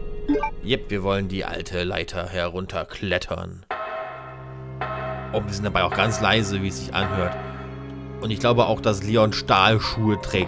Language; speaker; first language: German; native; German